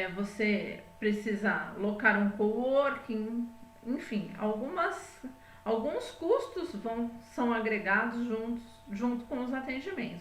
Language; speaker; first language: Portuguese; native; Portuguese